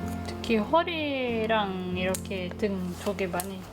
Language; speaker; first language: Korean; non-native, fluent; French